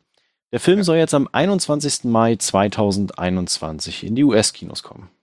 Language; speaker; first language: German; native; German